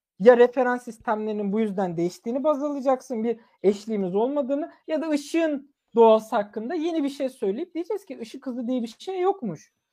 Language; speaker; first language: Turkish; early bilingual, other home language; German